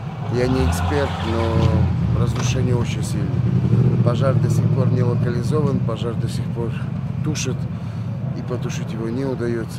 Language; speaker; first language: Russian; non-native, fluent; Armenian